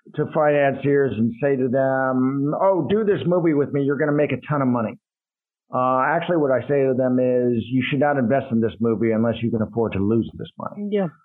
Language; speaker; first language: English; native; English